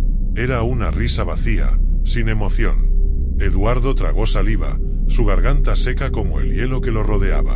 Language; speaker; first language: Spanish; native; Spanish